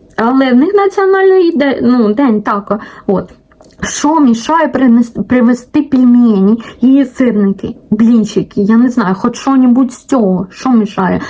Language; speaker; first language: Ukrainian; non-native, local second language; Russian